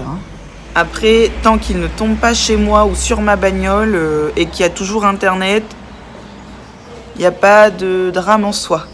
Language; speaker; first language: French; native; French